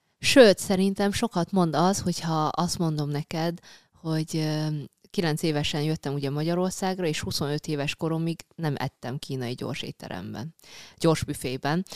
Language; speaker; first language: Hungarian; early bilingual, other home language; Chinese